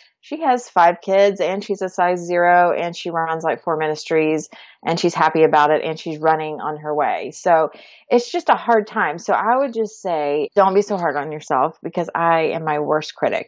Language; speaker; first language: English; native; English